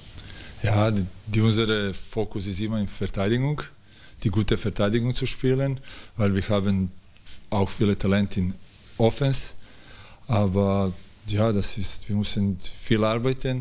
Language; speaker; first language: German; non-native, learner; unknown